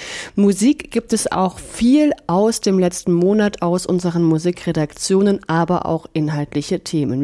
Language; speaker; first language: German; native; German